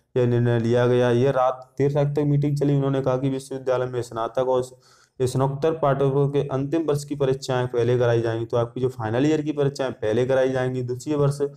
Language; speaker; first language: Hindi; native; Hindi